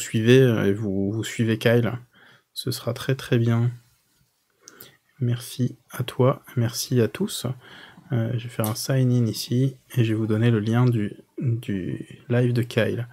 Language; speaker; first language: French; native; French